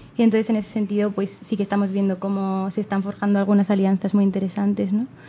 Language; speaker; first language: Spanish; native; Spanish